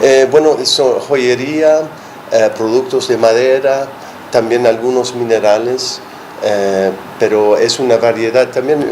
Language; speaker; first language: Spanish; non-native, fluent; English